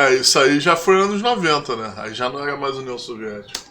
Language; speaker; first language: Portuguese; native; Portuguese